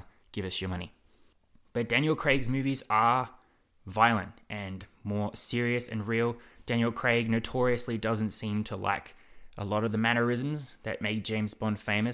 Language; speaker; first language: English; native; English